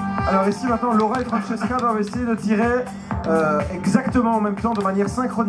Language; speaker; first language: French; native; French